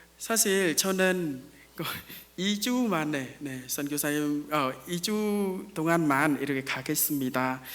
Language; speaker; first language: Korean; non-native, fluent; Khmer